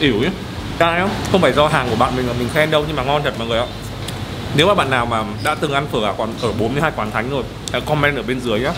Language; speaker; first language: Vietnamese; native; Vietnamese